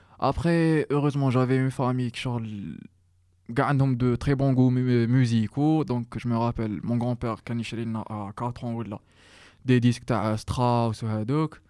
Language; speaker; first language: French; non-native, local second language; Arabic